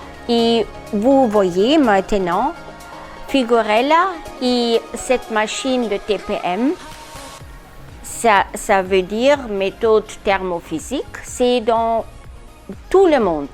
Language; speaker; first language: French; non-native, learner; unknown